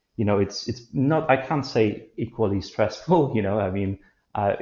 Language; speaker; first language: English; non-native, fluent; Polish